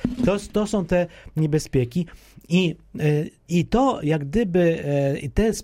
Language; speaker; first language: Polish; non-native, fluent; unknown